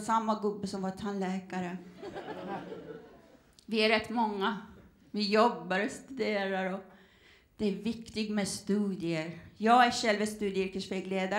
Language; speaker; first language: Swedish; non-native, fluent; Persian